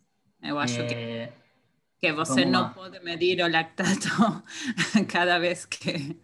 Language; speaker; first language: Portuguese; non-native, fluent; Spanish